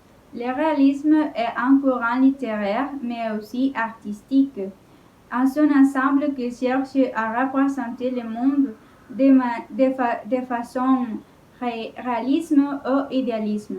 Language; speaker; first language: French; non-native, learner; Spanish